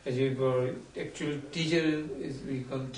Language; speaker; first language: English; non-native, learner; Tibetan